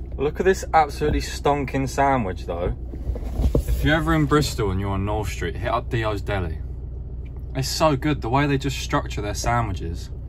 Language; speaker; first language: English; native; English